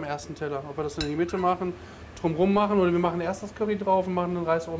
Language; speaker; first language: German; native; German